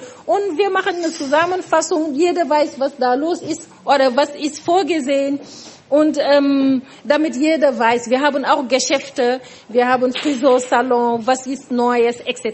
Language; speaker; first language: German; non-native, fluent; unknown